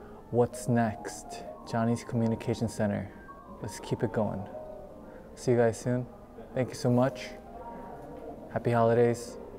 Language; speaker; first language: English; early bilingual, other home language; Korean